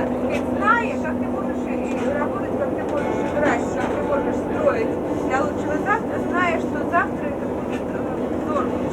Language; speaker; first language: Russian; native; Russian